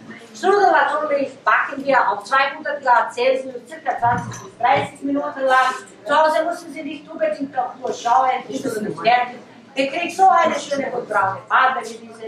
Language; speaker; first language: German; non-native, fluent; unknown